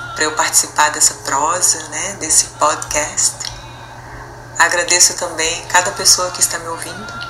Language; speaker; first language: Portuguese; native; Portuguese